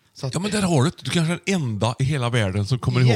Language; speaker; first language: Swedish; native; Swedish